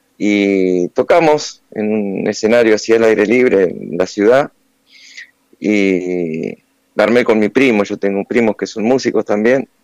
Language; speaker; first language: Spanish; native; Spanish